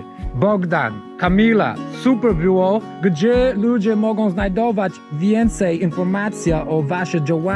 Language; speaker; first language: Polish; non-native, learner; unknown